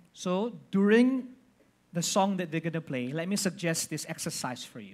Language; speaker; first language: English; non-native, fluent; Indonesian